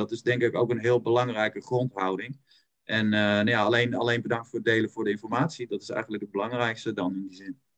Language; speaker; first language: Dutch; native; Dutch